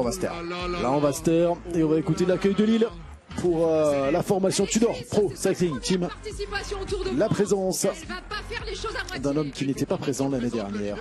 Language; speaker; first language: French; native; French